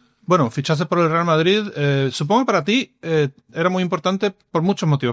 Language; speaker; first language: Spanish; native; Spanish